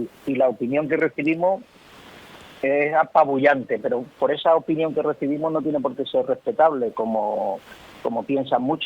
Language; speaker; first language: Spanish; native; Spanish